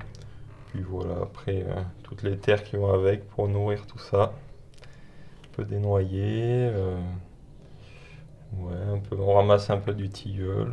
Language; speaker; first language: French; native; French